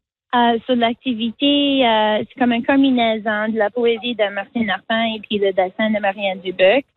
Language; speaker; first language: French; native; French